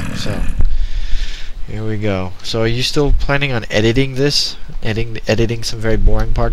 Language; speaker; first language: English; native; English